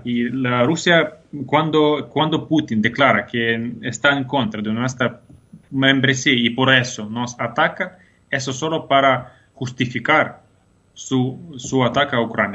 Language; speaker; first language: Spanish; non-native, fluent; Ukrainian